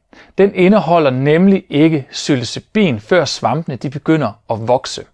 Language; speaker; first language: Danish; native; Danish